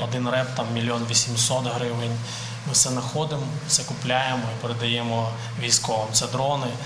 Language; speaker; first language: Ukrainian; native; Ukrainian